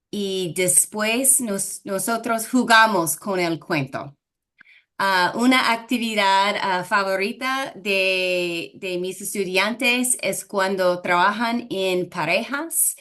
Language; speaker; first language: Spanish; non-native, fluent; English